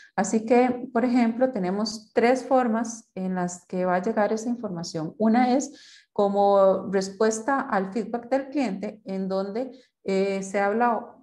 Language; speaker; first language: Spanish; native; Spanish